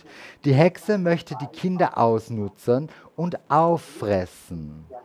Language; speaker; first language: German; native; German